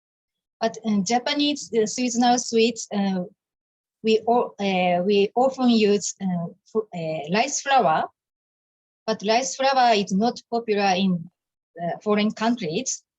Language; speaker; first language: English; non-native, learner; Japanese